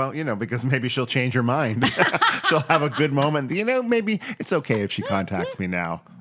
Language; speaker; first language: English; native; English